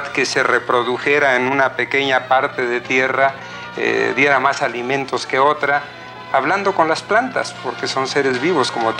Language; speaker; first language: Spanish; native; Spanish